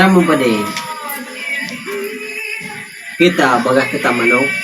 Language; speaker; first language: Filipino; non-native, local second language; Bikol